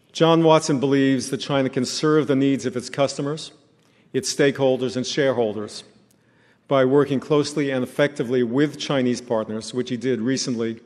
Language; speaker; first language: English; native; English